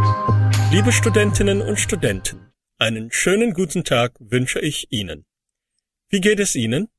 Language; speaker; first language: German; non-native, fluent; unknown